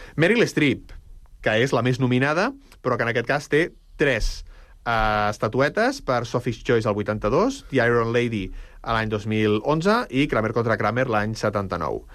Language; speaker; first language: Catalan; native; Catalan